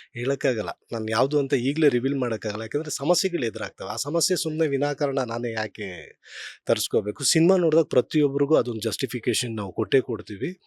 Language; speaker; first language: Kannada; native; Kannada